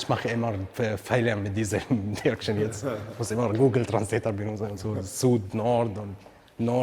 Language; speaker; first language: German; non-native, learner; Arabic